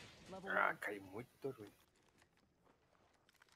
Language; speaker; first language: Portuguese; non-native, learner; Spanish